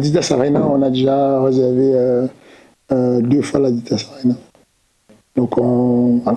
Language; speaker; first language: French; native; French